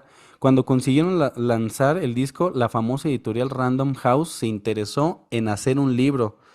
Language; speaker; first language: Spanish; native; Spanish